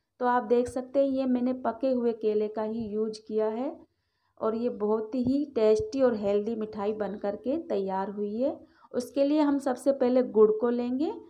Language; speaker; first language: Hindi; native; Hindi